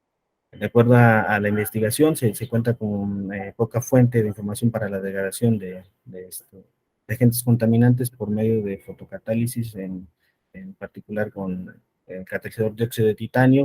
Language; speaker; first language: Spanish; native; Spanish